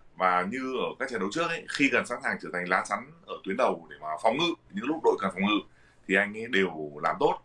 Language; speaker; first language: Vietnamese; native; Vietnamese